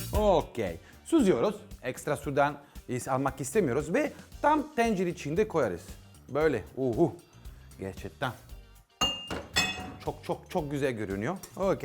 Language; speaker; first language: Turkish; non-native, learner; Italian